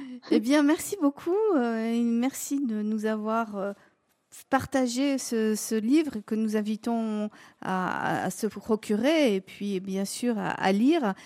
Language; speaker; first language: French; native; French